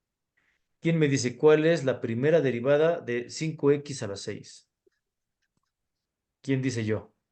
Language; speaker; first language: Spanish; native; Spanish